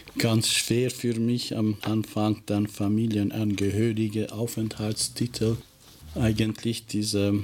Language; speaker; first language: German; non-native, fluent; Albanian